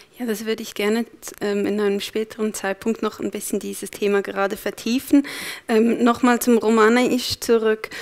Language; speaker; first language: German; native; German